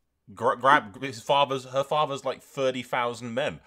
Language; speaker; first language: English; native; English